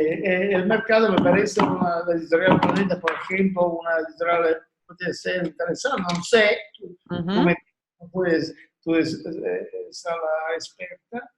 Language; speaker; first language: Spanish; non-native, learner; Italian